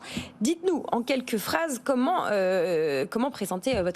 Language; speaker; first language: French; native; French